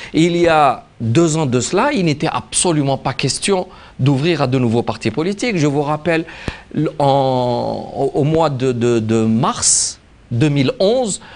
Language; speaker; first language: French; non-native, local second language; Arabic